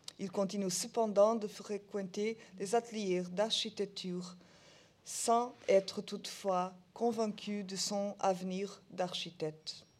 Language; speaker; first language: French; non-native, learner; Portuguese